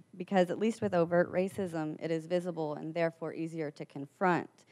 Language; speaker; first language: English; native; English